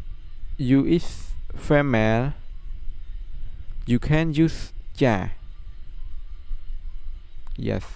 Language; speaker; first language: English; non-native, learner; Khmer